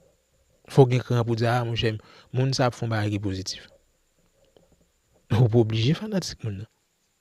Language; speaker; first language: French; non-native, local second language; Haitian Creole